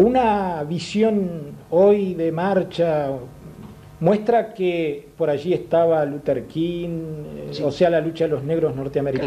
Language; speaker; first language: Spanish; native; Spanish